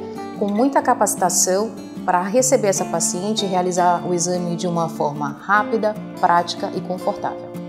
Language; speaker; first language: Portuguese; native; Portuguese